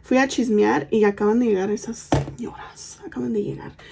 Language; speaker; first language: Spanish; early bilingual, other home language; English